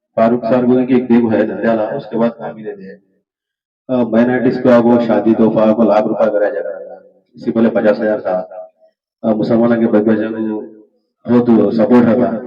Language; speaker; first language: Hindi; non-native, local second language; Urdu